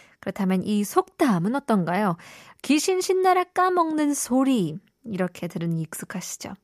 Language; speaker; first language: Korean; native; Korean